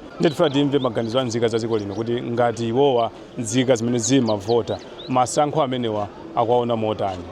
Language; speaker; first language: Nyanja; native; Nyanja